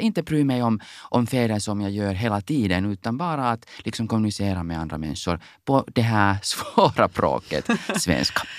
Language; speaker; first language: Swedish; non-native, local second language; Finnish